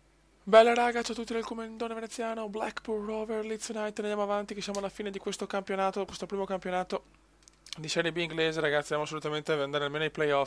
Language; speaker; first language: Italian; native; Italian